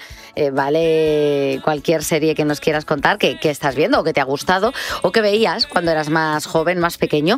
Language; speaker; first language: Spanish; native; Spanish